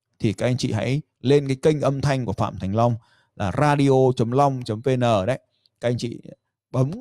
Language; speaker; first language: Vietnamese; native; Vietnamese